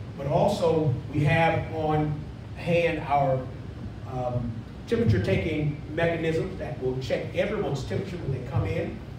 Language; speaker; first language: English; native; English